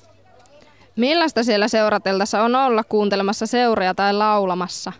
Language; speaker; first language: Finnish; native; Finnish